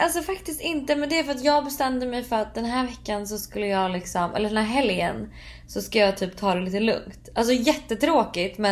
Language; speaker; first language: Swedish; native; Swedish